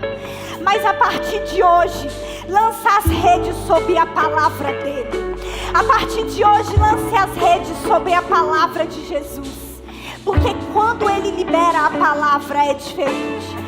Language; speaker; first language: Portuguese; native; Portuguese